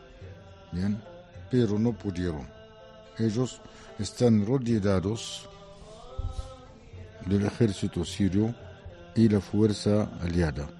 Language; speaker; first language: Spanish; non-native, fluent; Arabic